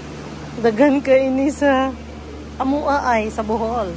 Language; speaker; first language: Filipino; non-native, local second language; Cebuano